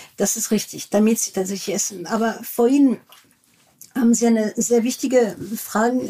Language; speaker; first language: German; non-native, fluent; French